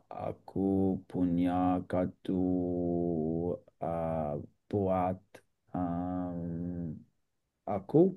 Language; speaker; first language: Indonesian; non-native, learner; English